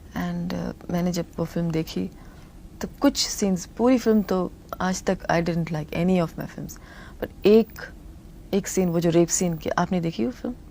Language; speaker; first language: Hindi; non-native, local second language; Tamil